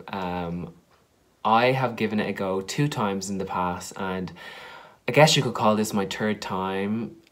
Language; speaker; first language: English; native; English